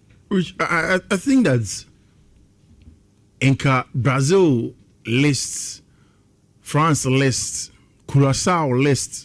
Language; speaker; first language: English; non-native, local second language; Akan